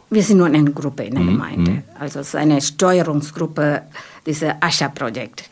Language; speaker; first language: German; non-native, fluent; Malayalam